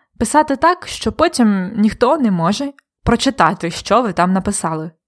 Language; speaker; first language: Ukrainian; native; Ukrainian